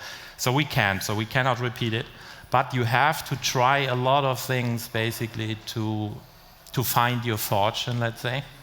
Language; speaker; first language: English; non-native, fluent; German